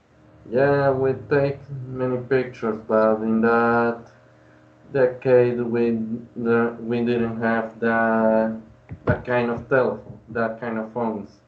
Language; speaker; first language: English; non-native, learner; Spanish